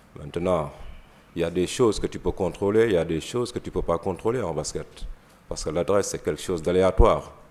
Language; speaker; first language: French; non-native, local second language; Wolof